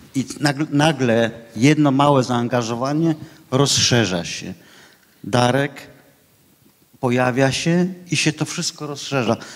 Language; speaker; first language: Polish; native; Polish